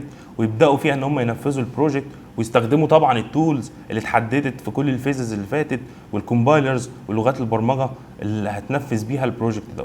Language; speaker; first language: Arabic; native; Arabic